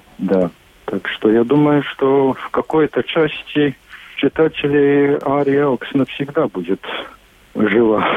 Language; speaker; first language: Russian; non-native, local second language; Latvian